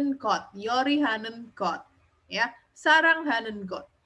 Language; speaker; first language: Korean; non-native, fluent; Indonesian